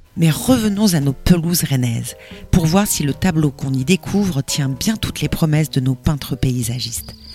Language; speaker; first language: French; native; French